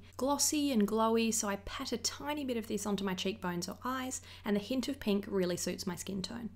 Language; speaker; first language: English; native; English